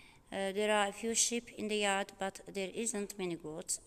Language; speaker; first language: English; non-native, fluent; Azerbaijani